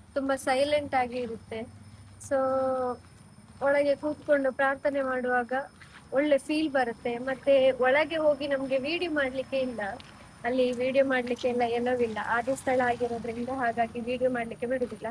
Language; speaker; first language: Kannada; non-native, local second language; Tulu